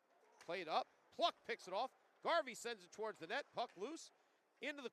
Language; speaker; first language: English; native; English